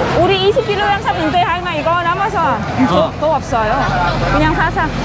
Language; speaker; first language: Korean; non-native, learner; Vietnamese